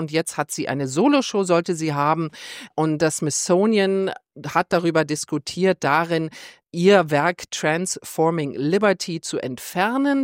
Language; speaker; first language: German; native; German